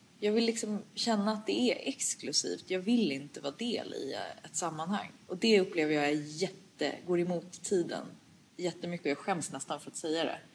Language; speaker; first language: Swedish; early bilingual, other home language; Persian